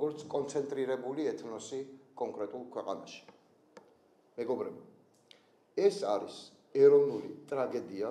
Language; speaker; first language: Georgian; native; Georgian